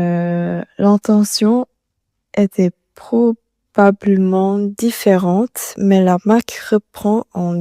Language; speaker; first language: French; non-native, learner; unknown